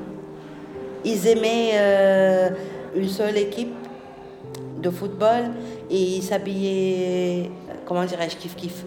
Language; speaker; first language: French; non-native, local second language; Arabic